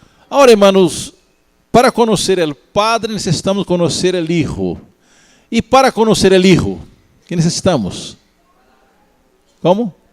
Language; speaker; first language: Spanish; non-native, learner; Portuguese